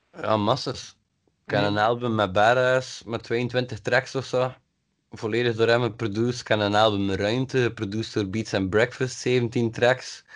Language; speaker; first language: Dutch; native; Dutch